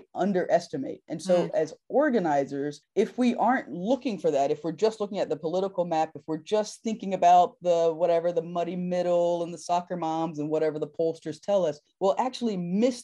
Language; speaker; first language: English; native; English